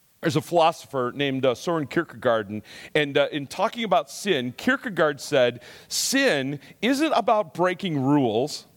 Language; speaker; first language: English; native; English